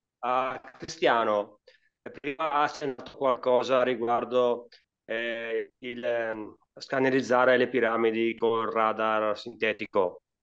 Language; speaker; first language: Italian; native; Italian